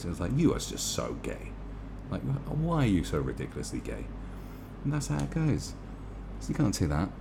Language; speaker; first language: English; native; English